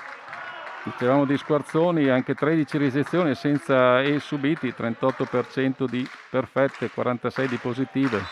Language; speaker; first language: Italian; native; Italian